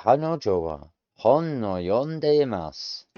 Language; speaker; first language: Japanese; non-native, learner; English